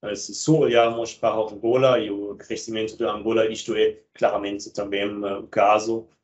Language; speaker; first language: Portuguese; non-native, fluent; German